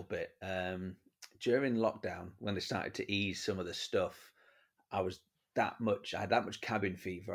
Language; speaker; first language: English; native; English